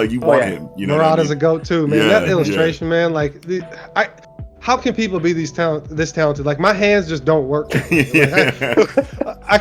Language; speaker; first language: English; native; English